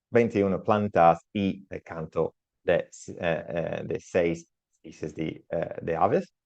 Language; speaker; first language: Spanish; non-native, learner; Italian